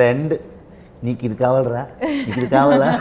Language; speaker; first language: Telugu; non-native, learner; Kannada